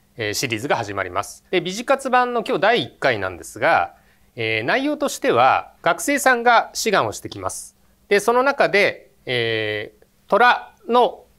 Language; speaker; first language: Japanese; native; Japanese